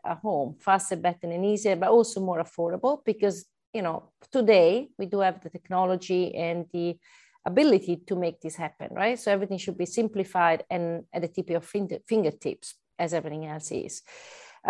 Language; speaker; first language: English; non-native, fluent; Italian